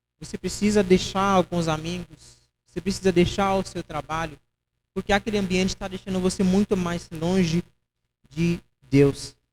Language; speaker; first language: Portuguese; non-native, fluent; Haitian Creole